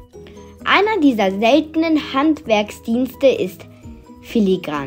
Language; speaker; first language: German; non-native, fluent; Macedonian